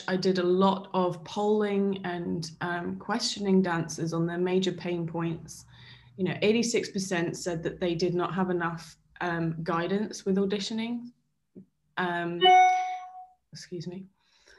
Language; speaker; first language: English; native; English